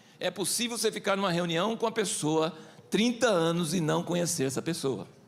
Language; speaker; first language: Portuguese; early bilingual, other home language; English